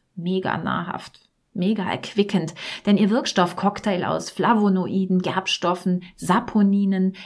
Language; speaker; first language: German; native; German